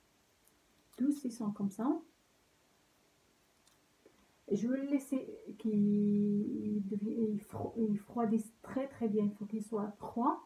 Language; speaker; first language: French; non-native, local second language; Arabic